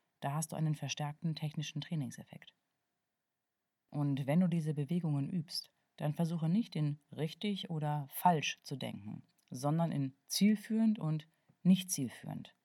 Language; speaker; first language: German; native; German